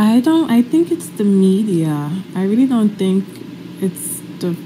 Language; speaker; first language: English; native; English